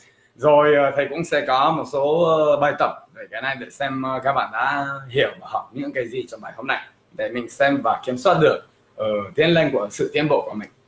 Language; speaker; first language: Vietnamese; non-native, fluent; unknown